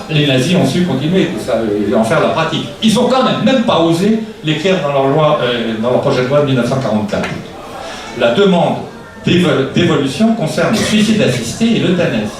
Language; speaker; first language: French; native; French